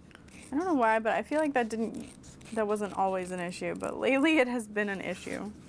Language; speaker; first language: English; native; English